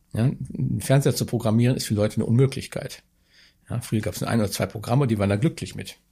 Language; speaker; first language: German; native; German